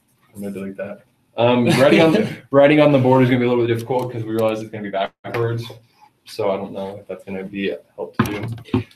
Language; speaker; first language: English; native; English